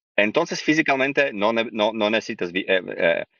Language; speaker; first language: Spanish; non-native, learner; Slovak